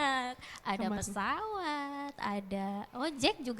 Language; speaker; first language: Indonesian; native; Indonesian